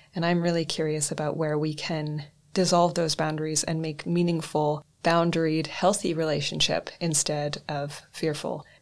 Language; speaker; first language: English; native; English